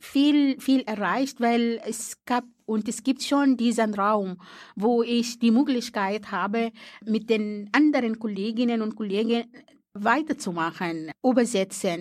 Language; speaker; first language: German; non-native, fluent; Arabic